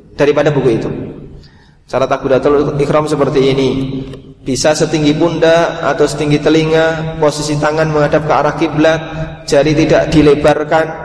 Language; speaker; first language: Indonesian; non-native, local second language; Javanese